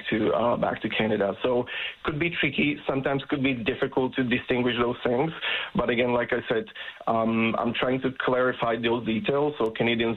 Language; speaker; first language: English; non-native, fluent; Slovak